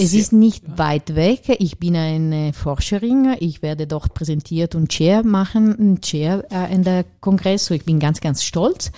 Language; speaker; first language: German; non-native, fluent; Italian